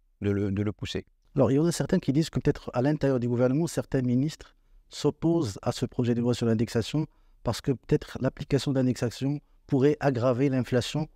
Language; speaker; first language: French; non-native, local second language; Arabic